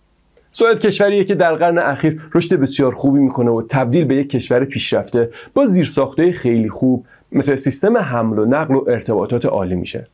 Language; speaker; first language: Persian; native; Persian